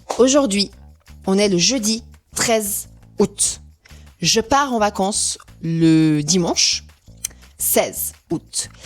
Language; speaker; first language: French; early bilingual, other home language; Portuguese